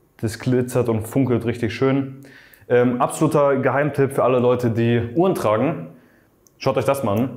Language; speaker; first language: German; native; German